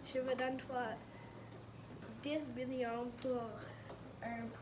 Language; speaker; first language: French; non-native, learner; English